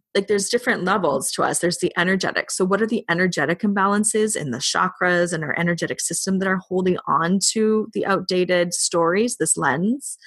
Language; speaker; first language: English; native; English